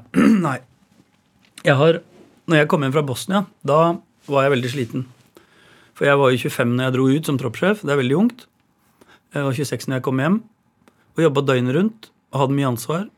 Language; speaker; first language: Norwegian; native; Norwegian